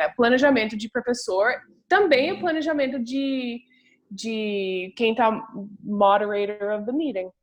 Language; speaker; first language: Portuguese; non-native, fluent; English